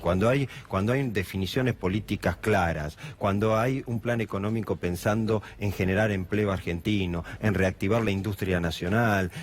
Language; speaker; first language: Spanish; native; Spanish